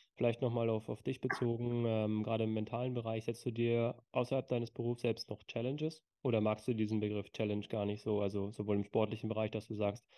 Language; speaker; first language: German; native; German